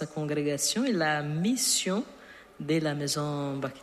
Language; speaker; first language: French; non-native, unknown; Portuguese